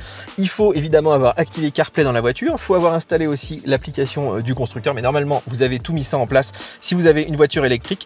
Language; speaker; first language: French; native; French